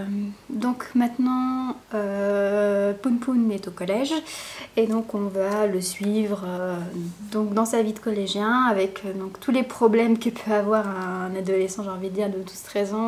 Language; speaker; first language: French; native; French